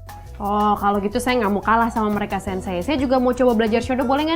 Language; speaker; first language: Indonesian; native; Indonesian